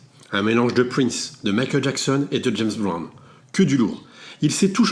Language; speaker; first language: French; native; French